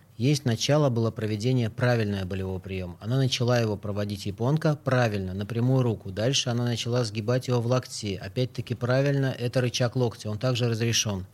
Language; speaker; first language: Russian; native; Russian